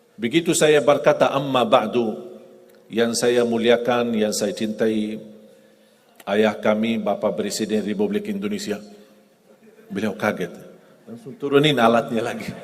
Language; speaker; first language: Indonesian; non-native, fluent; Arabic